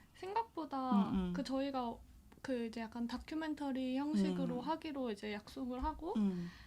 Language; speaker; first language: Korean; native; Korean